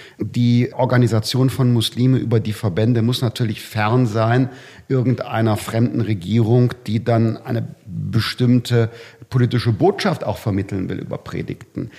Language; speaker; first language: German; native; German